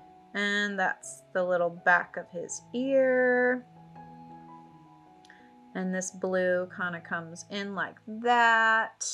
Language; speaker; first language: English; native; English